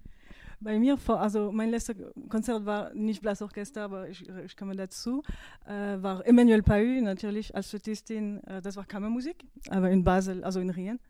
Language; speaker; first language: German; non-native, fluent; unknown